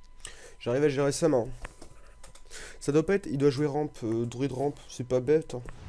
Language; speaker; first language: French; native; French